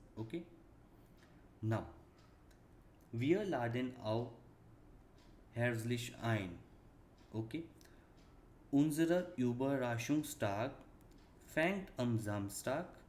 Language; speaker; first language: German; non-native, fluent; Hindi